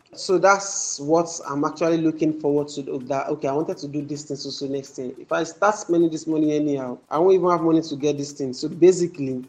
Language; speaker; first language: English; non-native, local second language; Yoruba